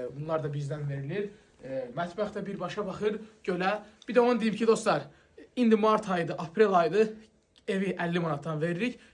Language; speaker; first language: Azerbaijani; native; Azerbaijani